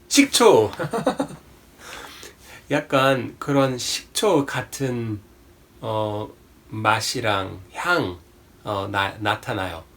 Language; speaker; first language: Korean; non-native, fluent; English